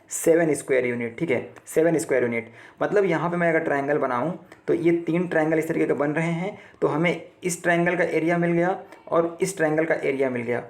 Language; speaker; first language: Hindi; native; Hindi